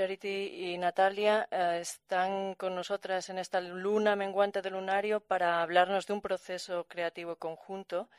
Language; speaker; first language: Spanish; native; Spanish